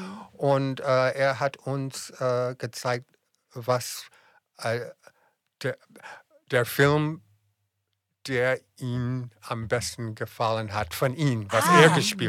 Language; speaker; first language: German; non-native, fluent; English